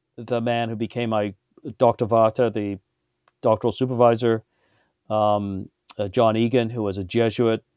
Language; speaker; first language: English; native; English